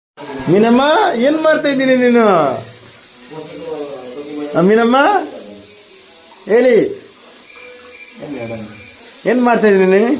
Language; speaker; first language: Kannada; non-native, learner; Nepali